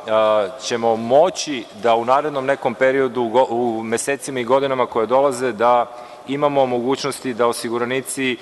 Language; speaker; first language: Serbian; native; Serbian